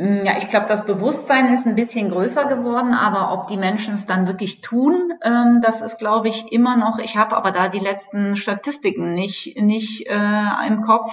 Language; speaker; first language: German; native; German